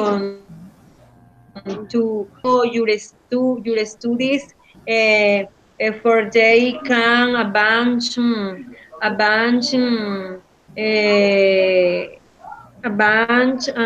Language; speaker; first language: English; non-native, learner; Spanish